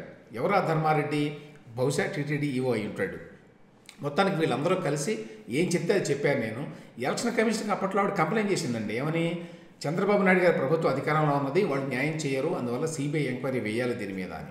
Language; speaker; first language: Telugu; native; Telugu